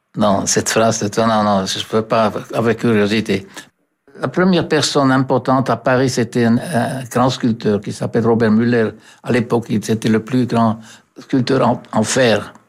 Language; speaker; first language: French; non-native, fluent; German